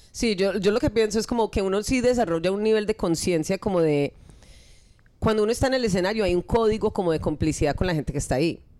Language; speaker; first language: Spanish; early bilingual, heritage; Spanish